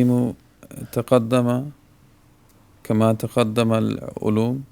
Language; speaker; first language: Arabic; non-native, learner; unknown